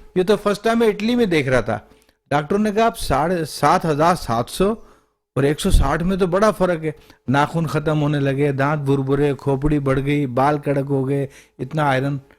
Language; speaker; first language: Urdu; native; Urdu